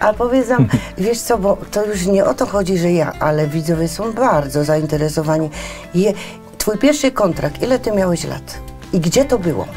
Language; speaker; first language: Polish; native; Polish